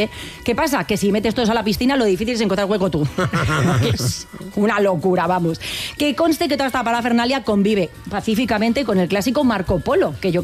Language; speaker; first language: Spanish; native; Spanish